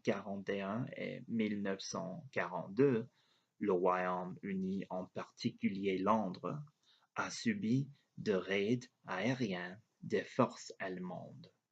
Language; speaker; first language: French; non-native, learner; English